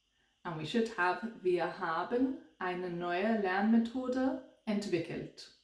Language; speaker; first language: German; non-native, fluent; English